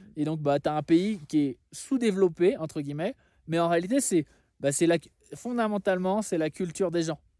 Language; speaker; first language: French; native; French